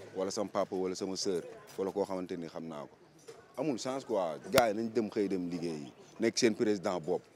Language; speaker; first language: Wolof; native; Wolof